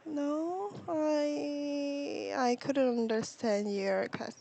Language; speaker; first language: English; non-native, learner; Korean